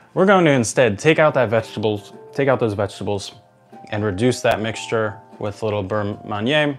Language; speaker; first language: English; native; English